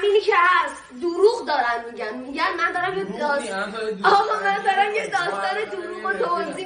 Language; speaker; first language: Persian; native; Persian